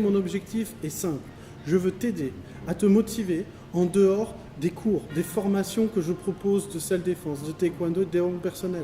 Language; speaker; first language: French; native; French